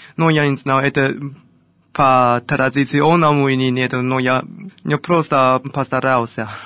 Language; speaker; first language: Russian; non-native, learner; Chinese